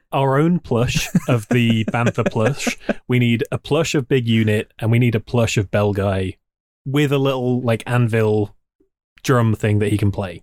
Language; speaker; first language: English; native; English